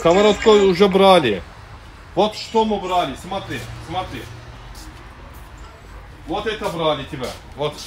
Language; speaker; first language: Russian; non-native, learner; Turkish